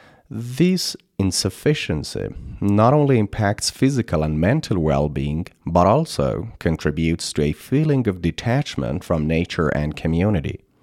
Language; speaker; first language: English; non-native, fluent; Persian